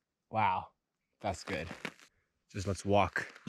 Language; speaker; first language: English; non-native, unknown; Japanese